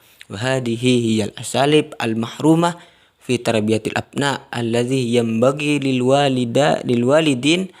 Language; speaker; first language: Arabic; non-native, learner; Indonesian